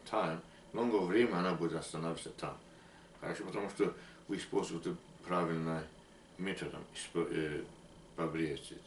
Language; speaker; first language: Russian; non-native, learner; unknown